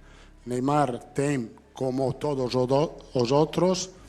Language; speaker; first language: Portuguese; non-native, fluent; Italian